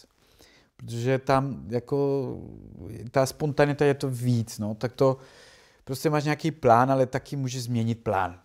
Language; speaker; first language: Czech; non-native, learner; Spanish